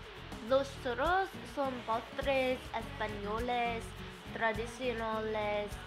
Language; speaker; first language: Spanish; non-native, learner; English